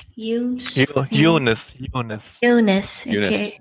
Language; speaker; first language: English; non-native, fluent; Persian